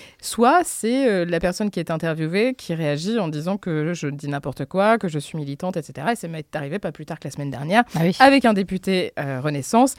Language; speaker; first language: French; native; French